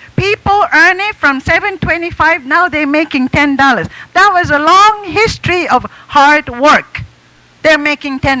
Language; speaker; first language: English; non-native, fluent; Japanese